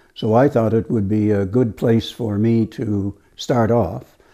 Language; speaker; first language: English; native; English